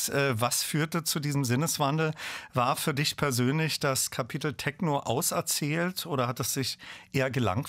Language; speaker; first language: German; native; German